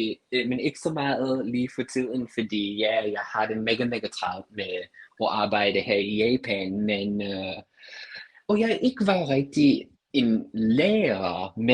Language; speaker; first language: Danish; non-native, fluent; English